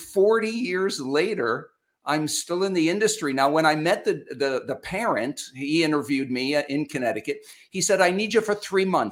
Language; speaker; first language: English; native; English